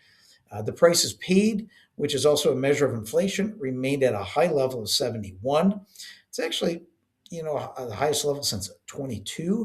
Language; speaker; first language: English; native; English